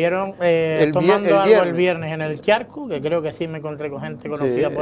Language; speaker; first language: Spanish; native; Spanish